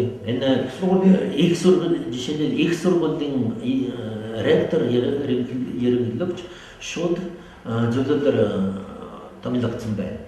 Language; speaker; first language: Mongolian; non-native, fluent; French